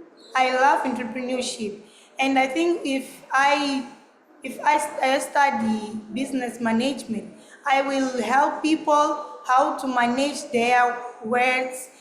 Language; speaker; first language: English; non-native, learner; Portuguese